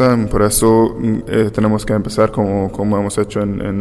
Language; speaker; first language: Spanish; non-native, fluent; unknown